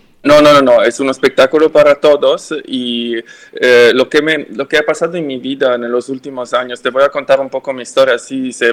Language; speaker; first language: Spanish; non-native, fluent; French